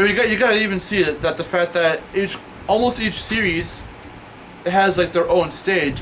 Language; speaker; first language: English; native; English